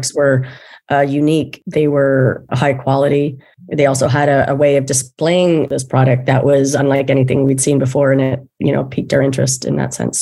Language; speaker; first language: English; native; English